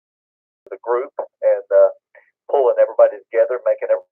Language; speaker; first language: English; native; English